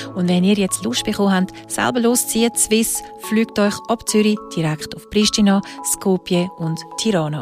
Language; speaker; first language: German; native; German